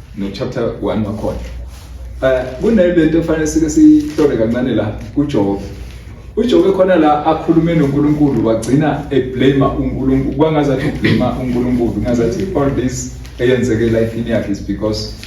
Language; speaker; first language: Zulu; native; Zulu